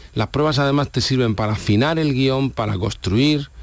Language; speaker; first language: Spanish; native; Spanish